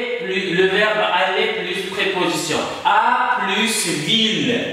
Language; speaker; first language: French; non-native, fluent; Uzbek